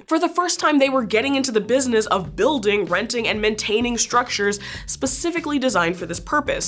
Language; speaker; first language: English; native; English